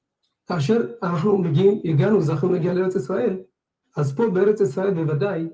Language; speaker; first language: Hebrew; non-native, fluent; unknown